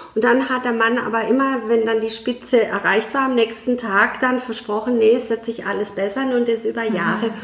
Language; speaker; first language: German; native; German